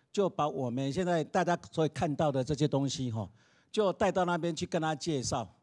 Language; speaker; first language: Chinese; native; Chinese